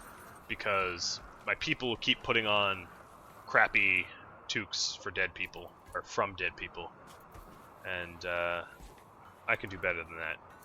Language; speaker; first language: English; native; English